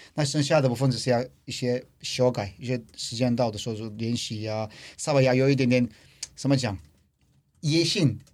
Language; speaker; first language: Chinese; non-native, fluent; Turkish